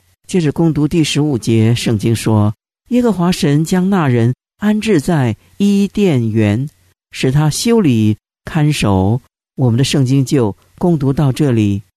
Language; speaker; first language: Chinese; native; Chinese